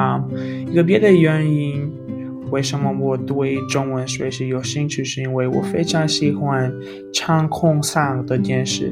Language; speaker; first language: Chinese; non-native, learner; English